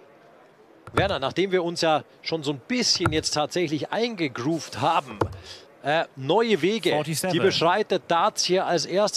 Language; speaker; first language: German; native; German